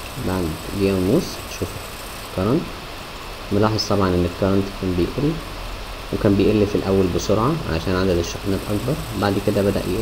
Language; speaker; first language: Arabic; native; Arabic